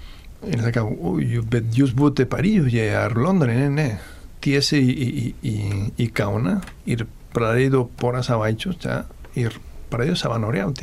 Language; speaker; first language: Lithuanian; non-native, fluent; Catalan